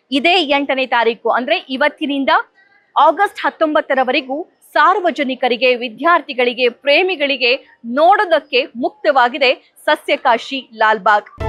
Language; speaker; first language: Kannada; native; Kannada